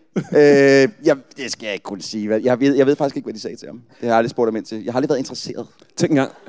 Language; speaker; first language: Danish; native; Danish